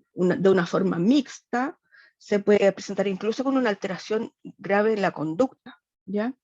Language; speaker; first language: Spanish; native; Spanish